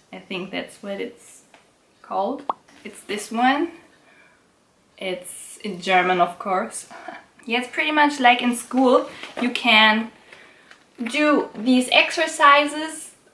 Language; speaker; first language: English; non-native, fluent; German